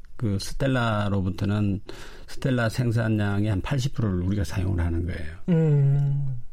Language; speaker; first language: Korean; native; Korean